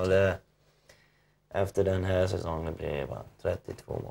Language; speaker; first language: Swedish; non-native, fluent; English